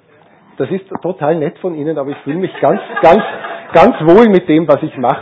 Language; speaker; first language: German; native; German